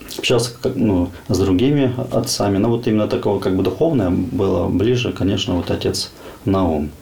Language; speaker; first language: Russian; native; Russian